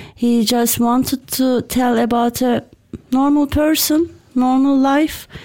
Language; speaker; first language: English; non-native, fluent; Turkish